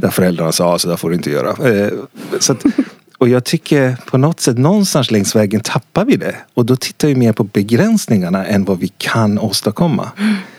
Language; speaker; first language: Swedish; non-native, fluent; Persian